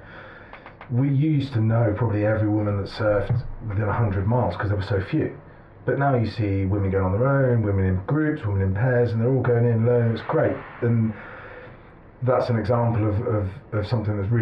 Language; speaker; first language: English; native; English